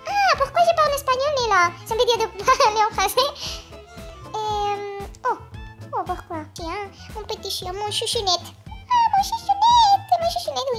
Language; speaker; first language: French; non-native, learner; Spanish